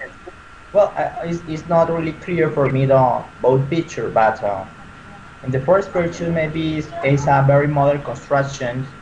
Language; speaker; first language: English; non-native, learner; Spanish